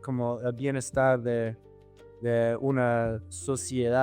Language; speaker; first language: Spanish; non-native, fluent; English